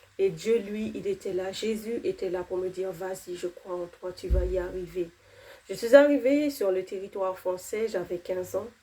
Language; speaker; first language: French; non-native, local second language; Haitian Creole